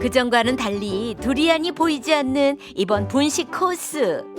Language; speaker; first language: Korean; native; Korean